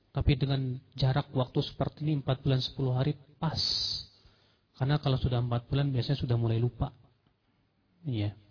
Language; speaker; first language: Indonesian; native; Indonesian